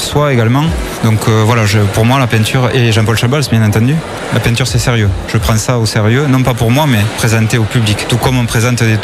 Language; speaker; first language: French; native; French